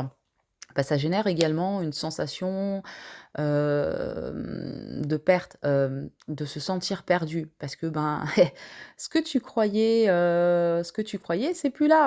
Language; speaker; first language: French; native; French